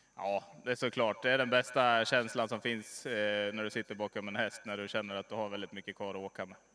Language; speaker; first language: Swedish; native; Swedish